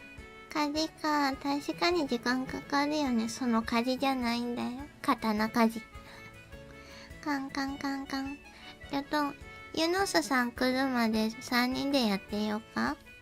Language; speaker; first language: Japanese; native; Japanese